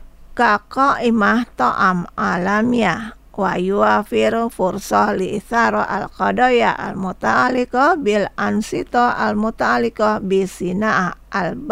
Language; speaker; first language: Arabic; non-native, fluent; Indonesian